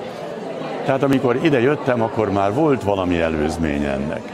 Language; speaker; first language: Hungarian; native; Hungarian